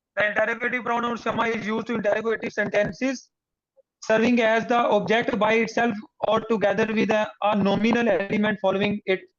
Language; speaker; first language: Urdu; non-native, local second language; Punjabi